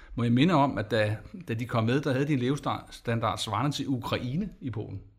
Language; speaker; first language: Danish; native; Danish